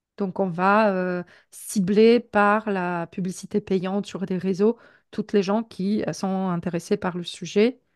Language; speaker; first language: French; non-native, fluent; Polish